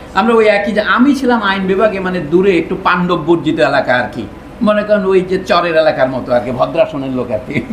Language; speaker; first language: Bangla; non-native, local second language; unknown